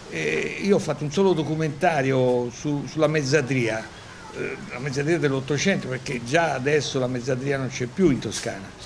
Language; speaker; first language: Italian; native; Italian